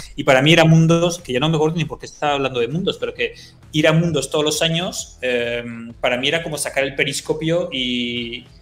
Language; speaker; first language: Spanish; early bilingual, other home language; French